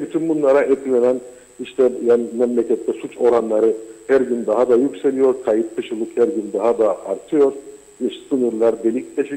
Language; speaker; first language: Turkish; native; Turkish